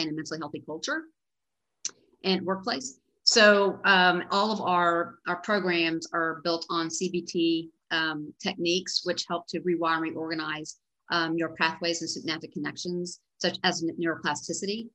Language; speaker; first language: English; native; English